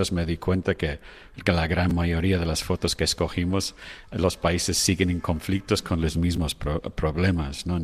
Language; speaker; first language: Spanish; non-native, fluent; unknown